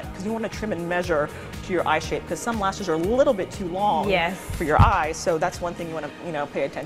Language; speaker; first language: English; native; English